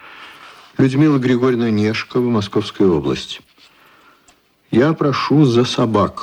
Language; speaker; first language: Russian; native; Russian